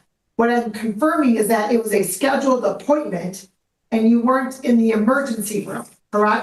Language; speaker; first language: English; native; English